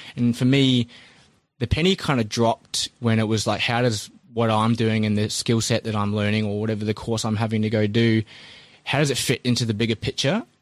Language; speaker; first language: English; native; English